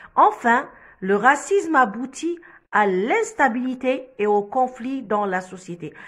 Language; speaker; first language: French; non-native, local second language; Arabic